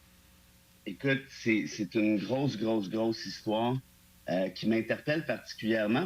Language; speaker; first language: French; native; French